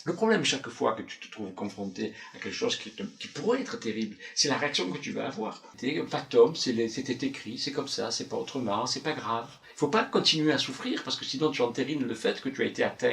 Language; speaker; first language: French; native; French